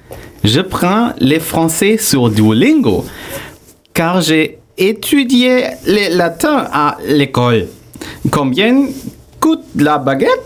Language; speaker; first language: French; non-native, learner; German